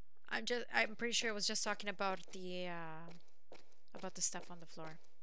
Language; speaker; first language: English; early bilingual, other home language; Italian